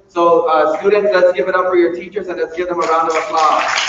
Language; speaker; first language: English; early bilingual, other home language; Spanish